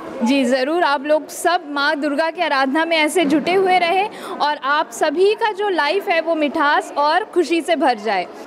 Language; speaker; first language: Hindi; non-native, local second language; Bangla